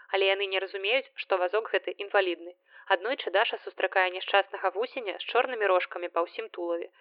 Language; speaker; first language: Belarusian; native; Belarusian